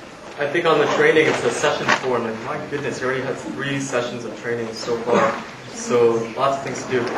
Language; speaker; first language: English; native; English